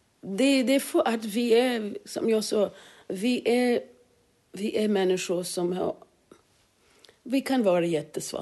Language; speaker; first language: Swedish; non-native, fluent; English